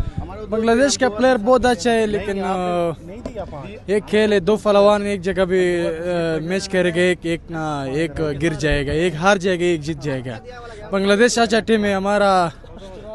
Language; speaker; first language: Hindi; non-native, fluent; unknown